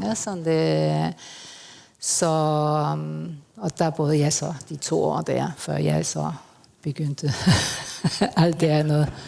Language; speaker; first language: Danish; early bilingual, heritage; Spanish